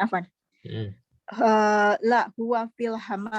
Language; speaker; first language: Arabic; non-native, learner; Indonesian